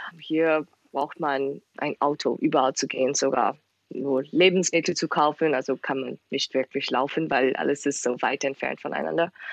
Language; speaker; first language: German; non-native, fluent; English